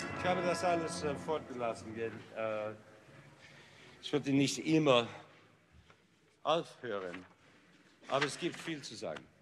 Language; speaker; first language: German; non-native, learner; English